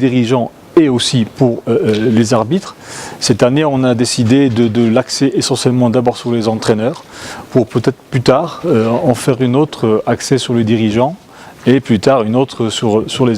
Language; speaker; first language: French; non-native, local second language; Arabic